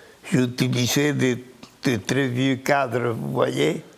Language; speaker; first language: French; non-native, fluent; Spanish